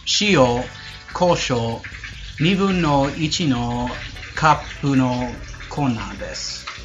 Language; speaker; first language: Japanese; non-native, learner; English